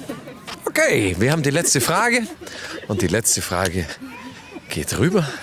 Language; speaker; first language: German; native; German